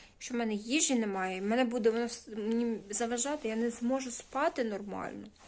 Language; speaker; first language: Ukrainian; non-native, local second language; Russian